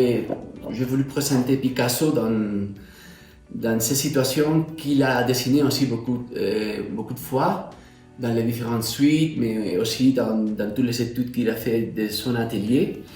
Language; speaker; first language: French; non-native, fluent; Spanish